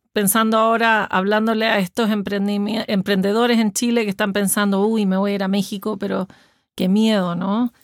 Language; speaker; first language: Spanish; native; Spanish